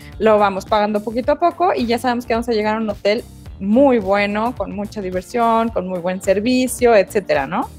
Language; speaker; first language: Spanish; native; Spanish